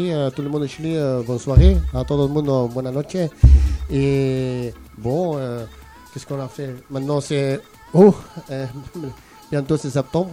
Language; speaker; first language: French; non-native, learner; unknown